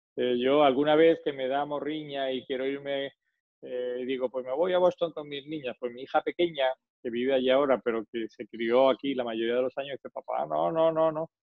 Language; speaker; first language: Spanish; native; Spanish